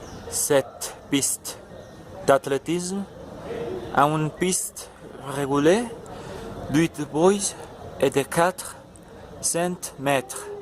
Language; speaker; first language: French; non-native, learner; Spanish